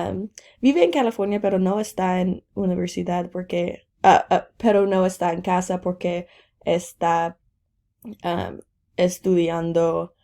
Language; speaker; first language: Spanish; non-native, learner; English